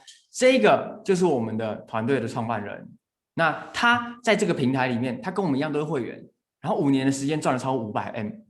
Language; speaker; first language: Chinese; native; Chinese